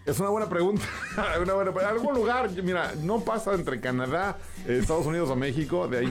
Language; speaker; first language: Spanish; native; Spanish